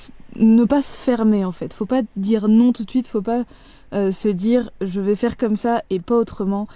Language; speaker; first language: French; native; French